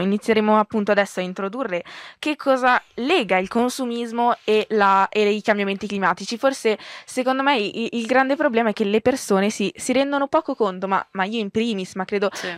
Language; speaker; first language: Italian; native; Italian